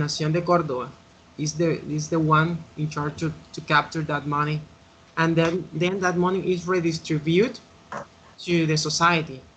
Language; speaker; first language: English; non-native, fluent; Spanish